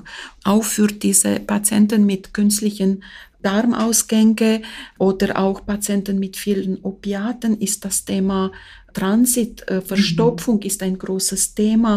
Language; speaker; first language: German; non-native, fluent; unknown